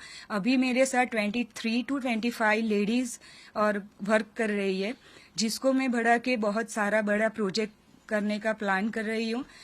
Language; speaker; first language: Hindi; non-native, local second language; Gujarati